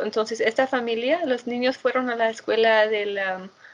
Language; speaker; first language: Spanish; non-native, fluent; English